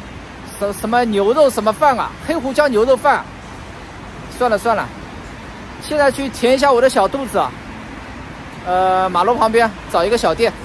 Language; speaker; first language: Chinese; non-native, local second language; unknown